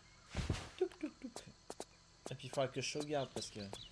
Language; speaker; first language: French; native; French